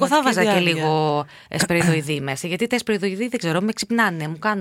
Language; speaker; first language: Greek; native; Greek